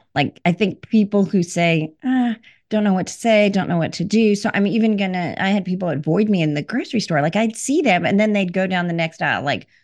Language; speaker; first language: English; early bilingual, other home language; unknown